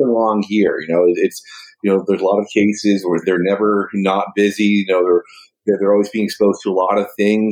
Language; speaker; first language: English; native; English